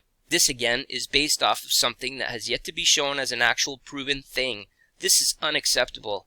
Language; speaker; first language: English; native; English